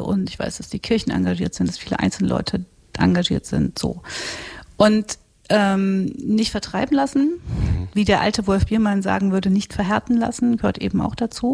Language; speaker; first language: German; native; German